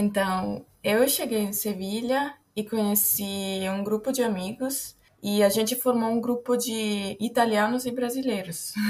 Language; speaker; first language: Portuguese; non-native, fluent; Italian